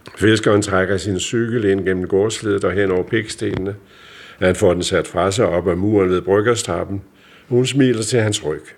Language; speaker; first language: Danish; native; Danish